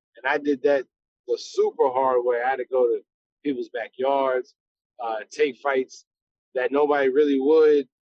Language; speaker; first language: English; native; English